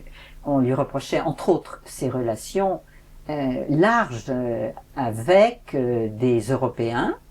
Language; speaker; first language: French; native; French